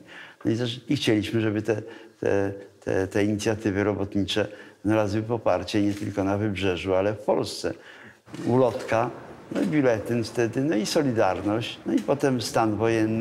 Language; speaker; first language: Polish; native; Polish